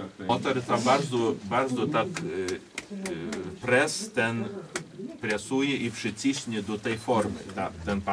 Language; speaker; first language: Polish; non-native, local second language; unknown